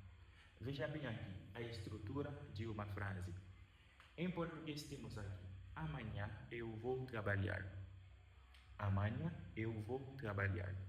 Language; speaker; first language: Portuguese; non-native, fluent; Haitian Creole